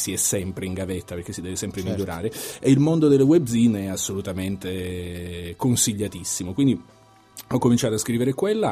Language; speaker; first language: Italian; native; Italian